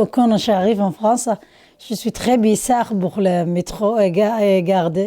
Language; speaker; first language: French; non-native, learner; Somali